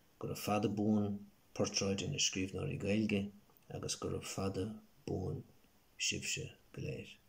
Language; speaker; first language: Irish; native; Irish